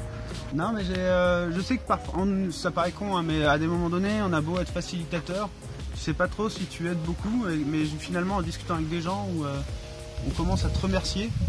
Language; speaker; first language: French; native; French